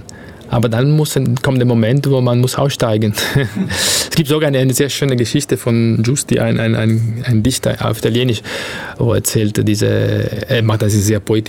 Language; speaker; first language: German; non-native, fluent; Italian